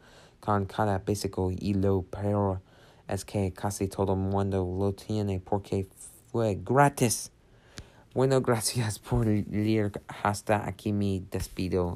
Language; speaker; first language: Spanish; non-native, learner; English